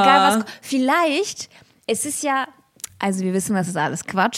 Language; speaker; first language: German; early bilingual, other home language; Russian